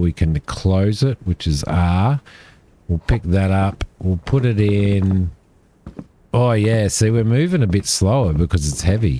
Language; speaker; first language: English; native; English